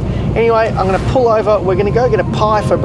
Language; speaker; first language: English; native; English